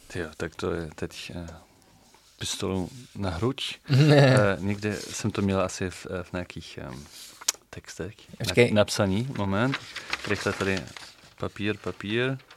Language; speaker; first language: Czech; non-native, fluent; German